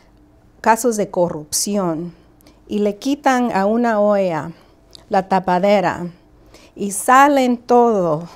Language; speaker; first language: Spanish; early bilingual, heritage; Spanish